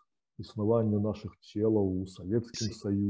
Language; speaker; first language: Polish; non-native, learner; Belarusian